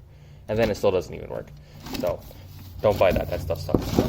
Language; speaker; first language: English; native; English